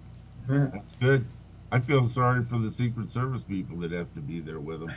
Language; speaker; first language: English; native; English